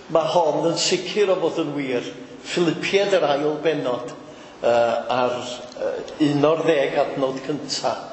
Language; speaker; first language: Welsh; native; Welsh